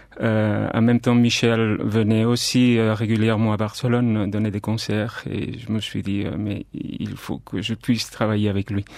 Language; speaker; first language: French; non-native, fluent; Catalan